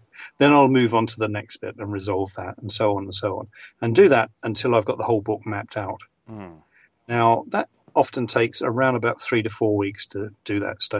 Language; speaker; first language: English; native; English